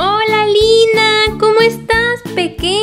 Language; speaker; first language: Spanish; native; Spanish